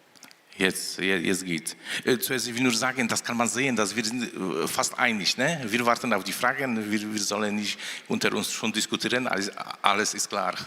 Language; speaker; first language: German; non-native, fluent; Polish